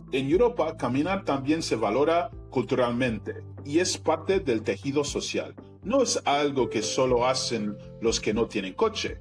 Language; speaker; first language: Spanish; non-native, fluent; English